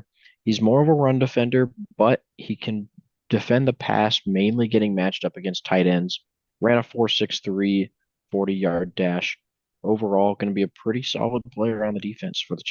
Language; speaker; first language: English; native; English